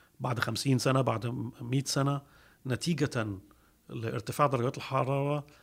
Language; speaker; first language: Arabic; early bilingual, heritage; Arabic